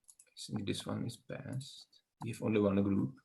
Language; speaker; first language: English; non-native, learner; Czech